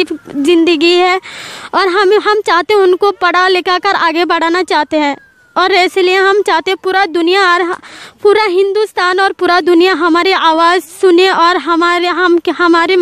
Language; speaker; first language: Hindi; non-native, learner; Rohingya